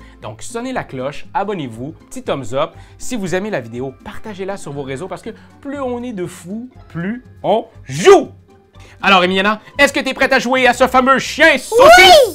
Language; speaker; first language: French; native; French